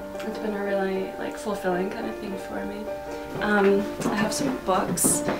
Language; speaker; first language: English; native; English